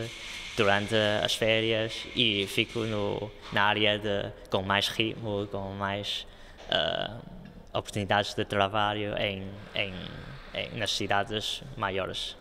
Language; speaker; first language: Portuguese; non-native, local second language; Chinese